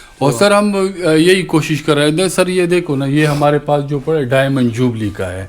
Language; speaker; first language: Urdu; non-native, local second language; Pashto